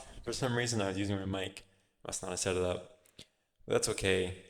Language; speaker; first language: English; native; English